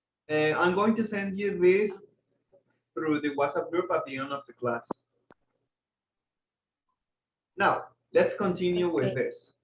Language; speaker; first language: English; non-native, fluent; Spanish